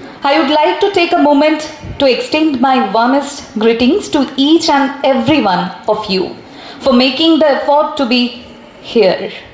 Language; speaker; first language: English; non-native, local second language; Bangla